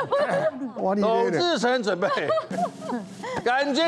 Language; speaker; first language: Chinese; native; Chinese